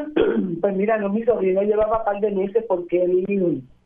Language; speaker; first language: Spanish; native; Spanish